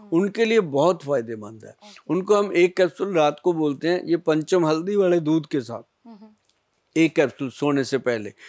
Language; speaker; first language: Hindi; native; Hindi